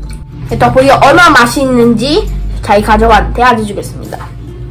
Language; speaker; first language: Korean; early bilingual, other home language; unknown